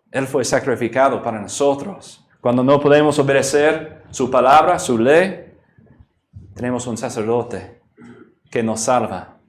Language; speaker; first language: Spanish; non-native, fluent; English